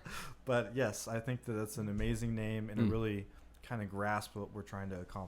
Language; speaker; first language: English; native; English